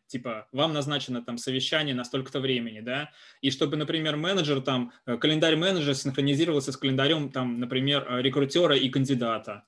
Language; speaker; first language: Russian; native; Russian